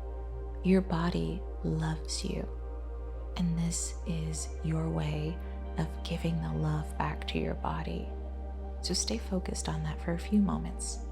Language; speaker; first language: English; native; English